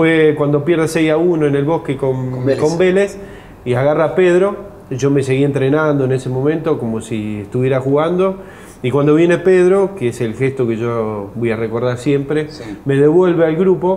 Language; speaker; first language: Spanish; native; Spanish